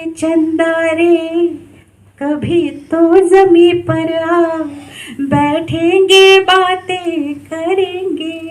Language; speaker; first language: Hindi; non-native, local second language; Marathi